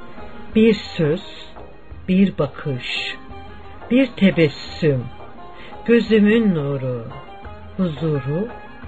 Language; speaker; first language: Turkish; native; Turkish